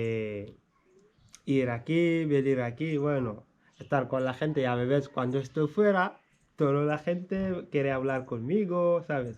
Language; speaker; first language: Spanish; non-native, fluent; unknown